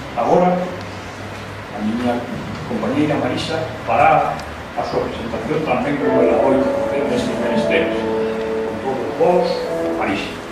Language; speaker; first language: Galician; non-native, fluent; Spanish